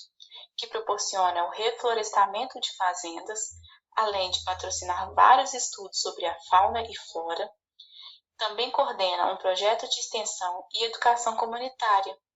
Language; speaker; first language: Portuguese; native; Portuguese